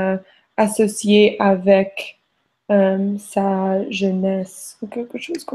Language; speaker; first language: French; non-native, learner; English